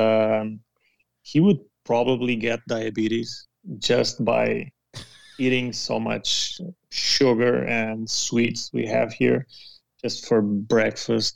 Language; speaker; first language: English; non-native, fluent; Portuguese